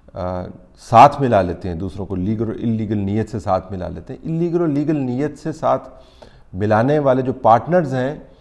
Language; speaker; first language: Urdu; native; Urdu